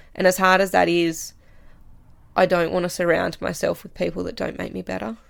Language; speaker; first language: English; native; English